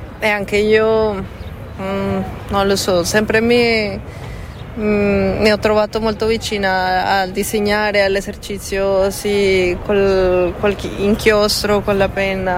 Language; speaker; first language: Italian; non-native, fluent; Spanish